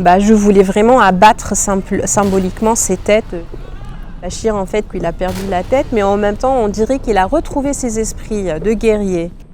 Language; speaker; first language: French; non-native, local second language; Arabic